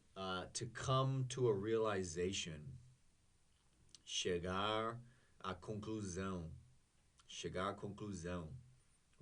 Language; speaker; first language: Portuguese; non-native, fluent; English